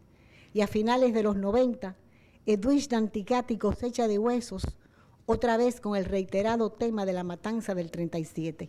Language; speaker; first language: Spanish; native; Spanish